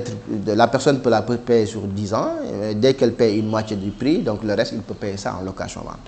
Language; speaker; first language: French; non-native, local second language; Wolof